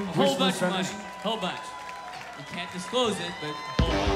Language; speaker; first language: English; native; English